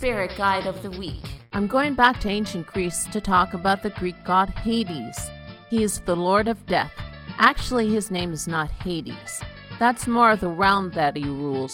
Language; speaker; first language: English; native; English